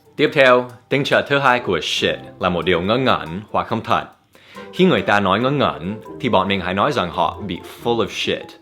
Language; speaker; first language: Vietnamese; non-native, fluent; English